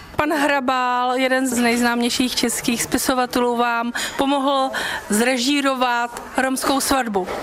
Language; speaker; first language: Czech; native; Czech